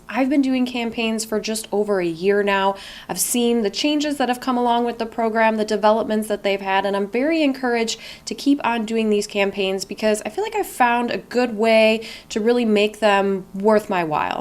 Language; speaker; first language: English; native; English